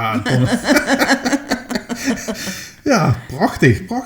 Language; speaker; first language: Dutch; native; Dutch